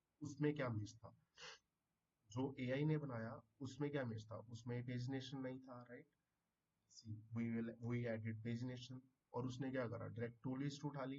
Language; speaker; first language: Hindi; non-native, local second language; Punjabi